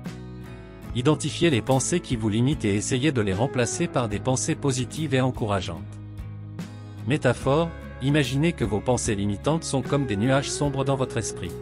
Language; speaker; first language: French; native; French